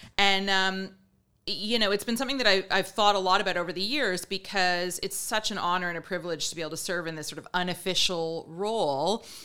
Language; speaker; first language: English; native; English